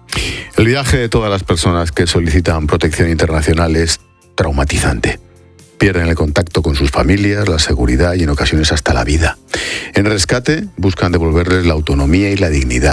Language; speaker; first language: Spanish; native; Spanish